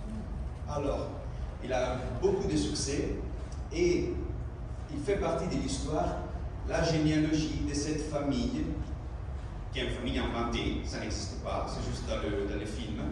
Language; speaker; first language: French; non-native, fluent; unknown